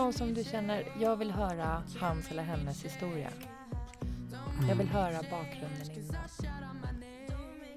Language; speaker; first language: Swedish; non-native, fluent; Persian